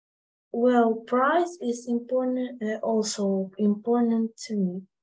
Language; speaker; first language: English; non-native, learner; Russian